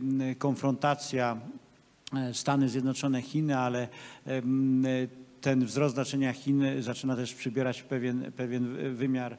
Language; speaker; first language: Polish; native; Polish